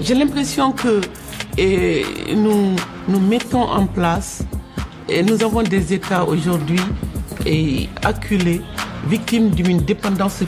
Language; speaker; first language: French; non-native, local second language; Bambara